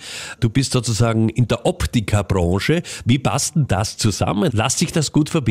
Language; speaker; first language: German; native; German